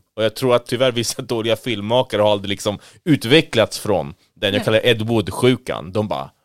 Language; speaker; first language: Swedish; early bilingual, other home language; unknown